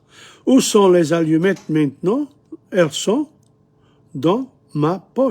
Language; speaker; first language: French; non-native, fluent; English